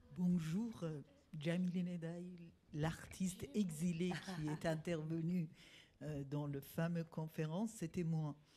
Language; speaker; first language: French; non-native, fluent; Persian